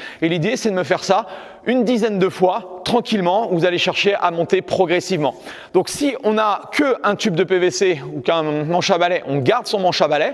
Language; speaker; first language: French; native; French